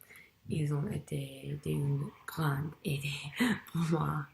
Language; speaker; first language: French; non-native, learner; English